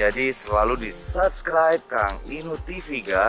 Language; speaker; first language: Indonesian; native; Indonesian